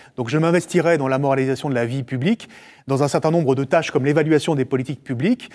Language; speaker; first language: French; native; French